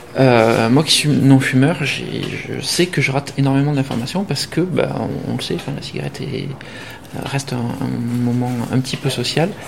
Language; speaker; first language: French; native; French